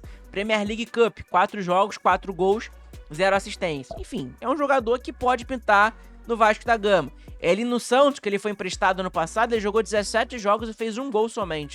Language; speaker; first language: Portuguese; native; Portuguese